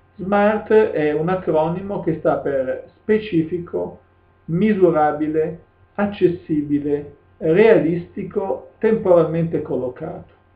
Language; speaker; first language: Italian; native; Italian